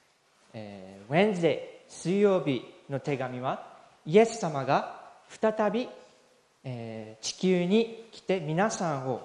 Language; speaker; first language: Japanese; non-native, fluent; English